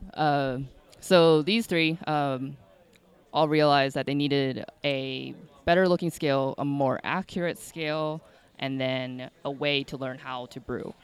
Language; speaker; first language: English; native; English